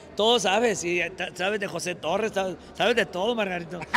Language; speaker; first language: Spanish; native; Spanish